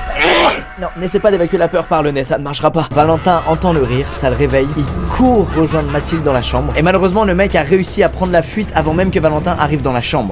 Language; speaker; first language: French; native; French